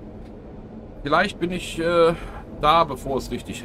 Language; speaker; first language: German; native; German